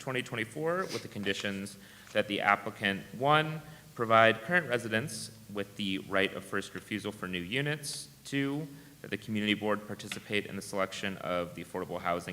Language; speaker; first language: English; native; English